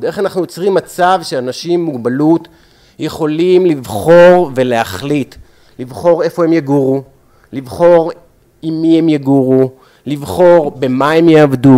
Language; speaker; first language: Hebrew; native; Hebrew